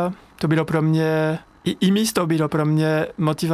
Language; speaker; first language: Czech; non-native, learner; French